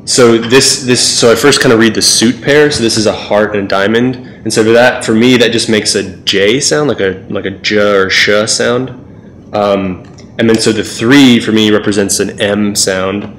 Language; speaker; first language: English; native; English